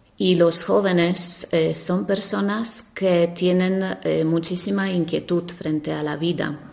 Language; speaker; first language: Spanish; non-native, fluent; Polish